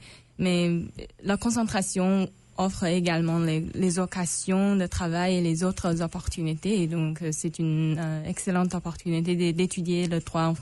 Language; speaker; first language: French; non-native, local second language; English